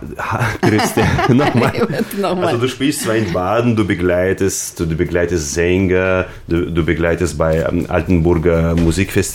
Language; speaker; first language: German; native; German